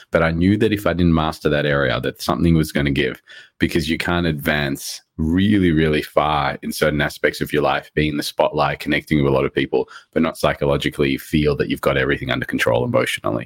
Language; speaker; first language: English; early bilingual, other home language; Morisyen